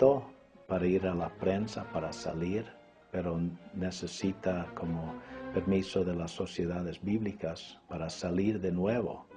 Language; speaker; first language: Spanish; early bilingual, other home language; English